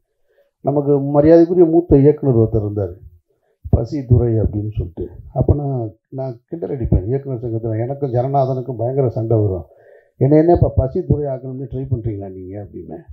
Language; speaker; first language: Tamil; native; Tamil